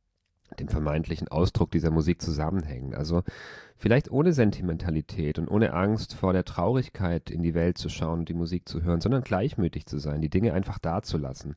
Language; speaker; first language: German; native; German